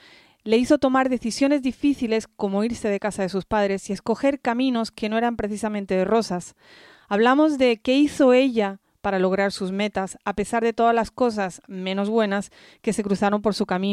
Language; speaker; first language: Spanish; native; Spanish